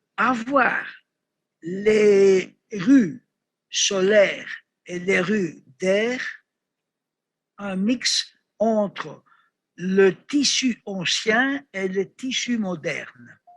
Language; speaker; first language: French; non-native, learner; Greek